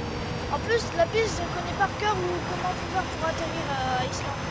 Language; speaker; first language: French; native; French